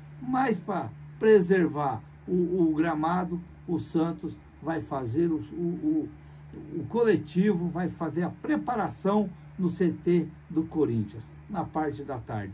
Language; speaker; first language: Portuguese; native; Portuguese